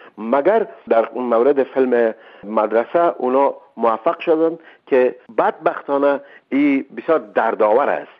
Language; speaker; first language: Persian; native; Persian